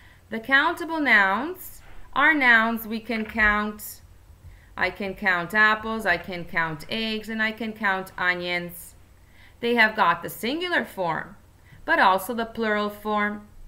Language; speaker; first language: English; non-native, fluent; Italian